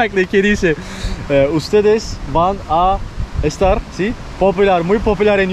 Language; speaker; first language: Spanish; non-native, learner; Turkish